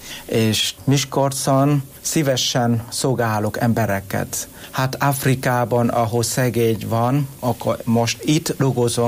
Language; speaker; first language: Hungarian; non-native, learner; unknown